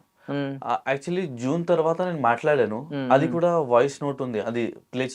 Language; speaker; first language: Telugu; non-native, local second language; Hindi